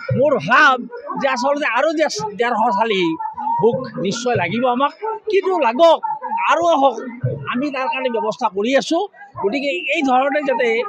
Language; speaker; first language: Assamese; native; Assamese